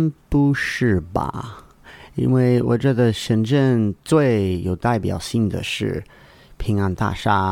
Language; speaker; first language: Chinese; non-native, learner; English